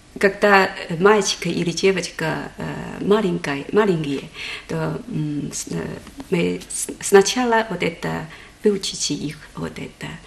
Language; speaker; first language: Russian; non-native, learner; Chinese